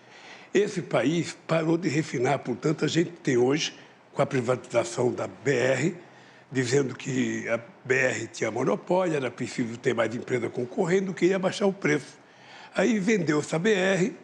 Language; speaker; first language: Portuguese; native; Portuguese